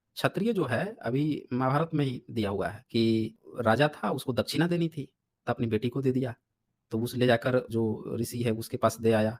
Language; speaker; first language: Hindi; native; Hindi